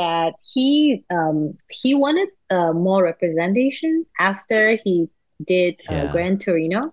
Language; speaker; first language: English; non-native, local second language; Cantonese